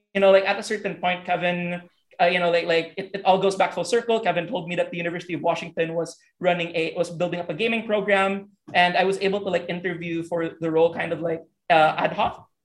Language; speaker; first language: English; non-native, local second language; Hiligaynon